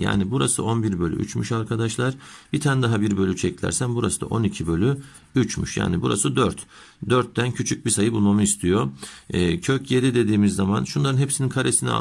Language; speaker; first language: Turkish; native; Turkish